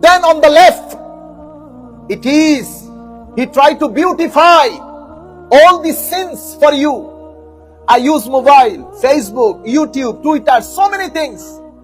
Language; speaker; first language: English; non-native, local second language; Bangla